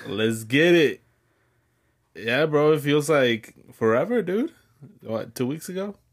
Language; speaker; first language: English; early bilingual, other home language; Spanish